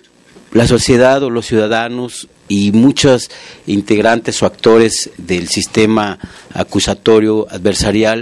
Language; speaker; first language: Spanish; native; Spanish